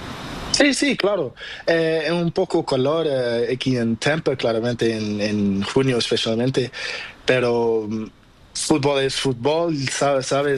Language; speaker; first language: Spanish; non-native, learner; Portuguese